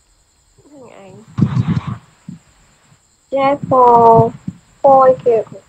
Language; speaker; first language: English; non-native, learner; Khmer